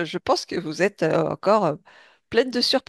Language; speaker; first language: French; native; French